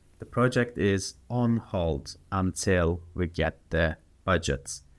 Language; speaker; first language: English; non-native, fluent; Turkish